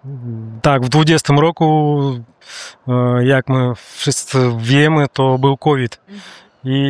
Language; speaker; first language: Polish; non-native, learner; Russian